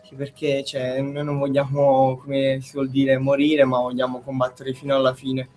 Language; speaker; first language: Italian; native; Italian